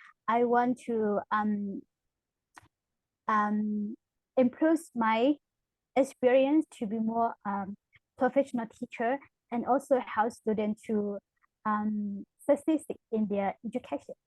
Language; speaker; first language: English; non-native, learner; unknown